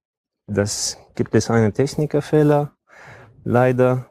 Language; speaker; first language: German; non-native, fluent; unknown